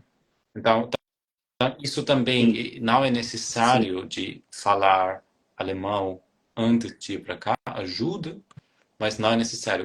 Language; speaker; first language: Portuguese; non-native, fluent; German